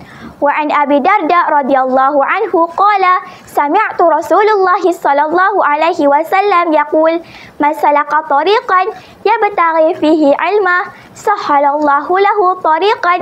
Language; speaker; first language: Arabic; non-native, learner; Malay